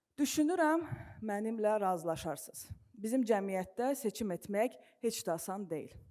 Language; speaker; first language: Azerbaijani; non-native, local second language; Russian